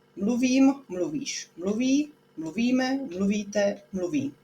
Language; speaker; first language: Czech; non-native, learner; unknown